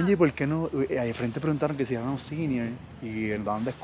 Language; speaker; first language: Spanish; native; Spanish